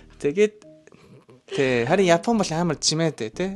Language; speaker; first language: Mongolian; non-native, learner; Japanese